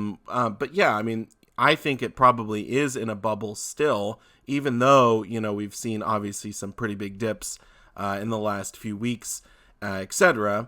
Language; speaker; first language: English; native; English